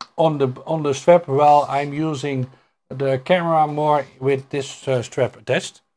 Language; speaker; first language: English; non-native, fluent; Dutch